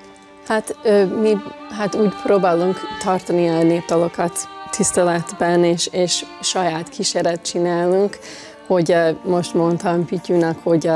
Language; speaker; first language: Hungarian; early bilingual, heritage; English